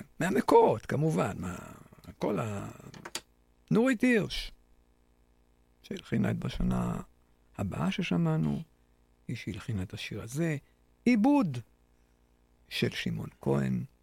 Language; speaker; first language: Hebrew; native; Hebrew